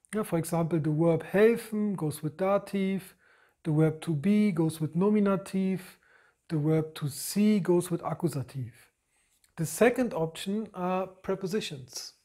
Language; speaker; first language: English; non-native, fluent; German